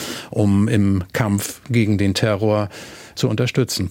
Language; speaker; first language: German; native; German